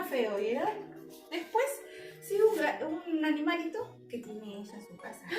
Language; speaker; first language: Spanish; native; Spanish